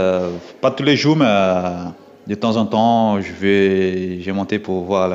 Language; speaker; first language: French; non-native, learner; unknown